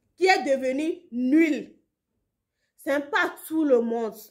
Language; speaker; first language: French; non-native, local second language; Ewe